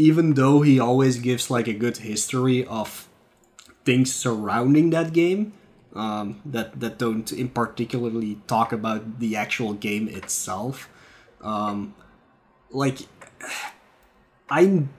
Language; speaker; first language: English; non-native, fluent; Dutch